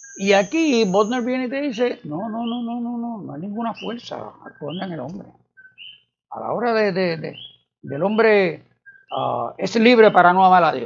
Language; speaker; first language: Spanish; native; Spanish